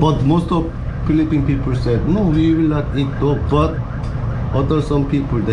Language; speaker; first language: English; non-native, learner; Korean